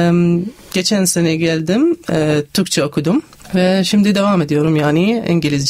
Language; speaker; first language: Turkish; non-native, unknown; Arabic